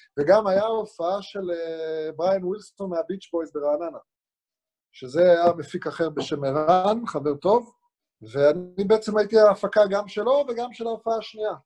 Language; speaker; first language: Hebrew; native; Hebrew